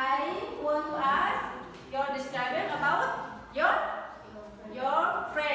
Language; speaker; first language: English; non-native, learner; Indonesian